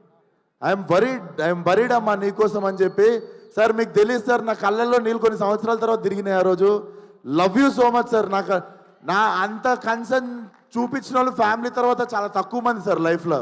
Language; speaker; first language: Telugu; native; Telugu